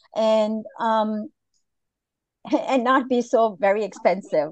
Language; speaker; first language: English; non-native, local second language; Tamil